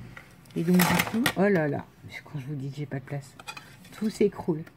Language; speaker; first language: French; native; French